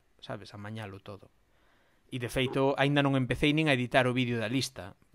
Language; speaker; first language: Galician; non-native, local second language; Spanish